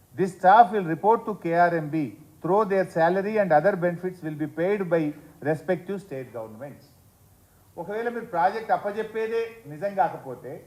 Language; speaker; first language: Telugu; native; Telugu